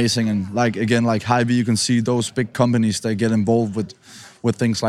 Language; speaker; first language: English; non-native, fluent; Danish